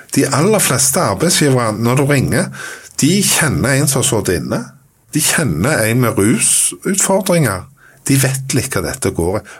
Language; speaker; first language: Norwegian; native; Norwegian